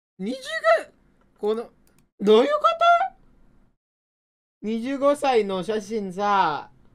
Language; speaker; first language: Japanese; non-native, fluent; English